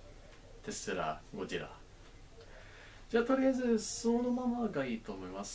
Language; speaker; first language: Japanese; non-native, learner; English